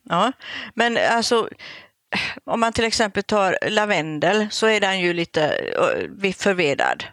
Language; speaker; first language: Swedish; native; Swedish